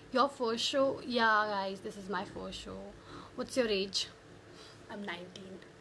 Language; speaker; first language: Hindi; native; Hindi